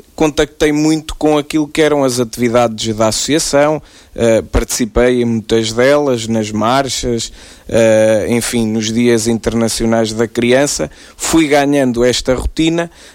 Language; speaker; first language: Portuguese; native; Portuguese